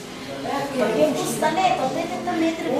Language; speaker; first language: Italian; non-native, learner; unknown